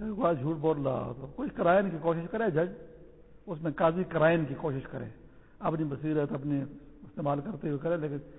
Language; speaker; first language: Urdu; non-native, local second language; Pashto